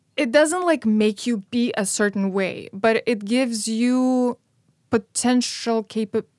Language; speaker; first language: English; non-native, fluent; Romanian